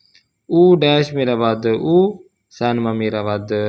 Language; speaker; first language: Persian; non-native, fluent; Urdu